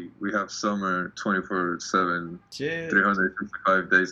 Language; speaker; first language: English; non-native, fluent; Spanish